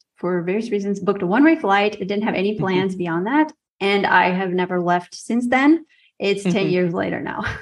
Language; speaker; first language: English; native; English